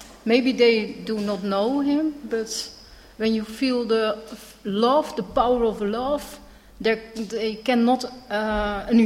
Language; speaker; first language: English; non-native, learner; Dutch